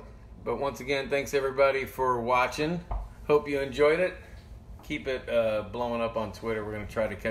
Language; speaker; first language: English; native; English